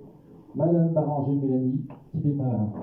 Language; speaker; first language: French; native; French